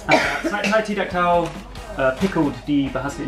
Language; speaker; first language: Indonesian; non-native, learner; English